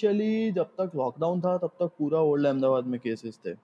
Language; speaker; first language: English; non-native, local second language; Gujarati